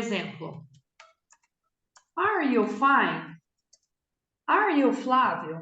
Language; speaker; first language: English; non-native, fluent; Portuguese